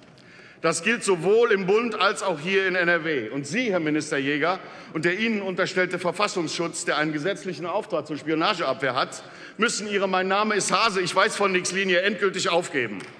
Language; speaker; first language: German; native; German